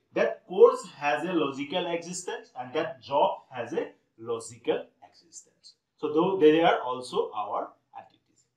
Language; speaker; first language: English; non-native, local second language; Assamese